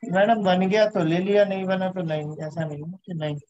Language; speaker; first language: Hindi; native; Hindi